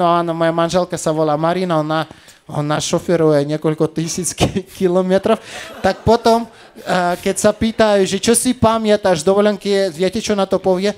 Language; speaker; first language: Slovak; non-native, fluent; Russian